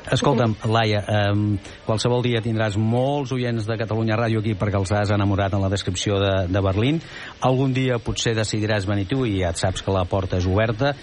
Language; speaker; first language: Catalan; native; Catalan